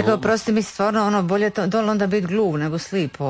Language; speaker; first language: Serbian; native; Serbian